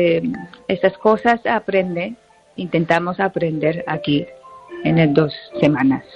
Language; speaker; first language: Spanish; non-native, learner; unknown